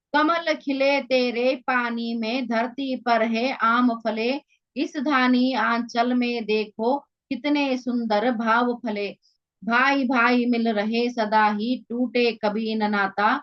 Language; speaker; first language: Hindi; non-native, local second language; Kannada